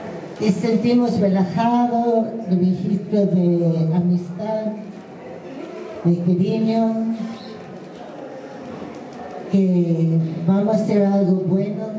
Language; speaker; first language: Spanish; non-native, fluent; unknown